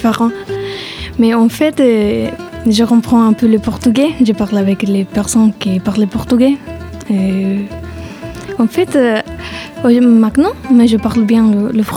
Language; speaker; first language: French; non-native, learner; Spanish